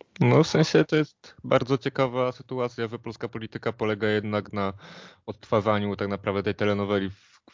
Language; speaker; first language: Polish; native; Polish